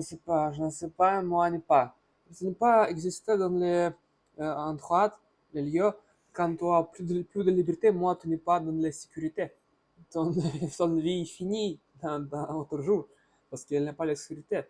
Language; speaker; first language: French; non-native, learner; Russian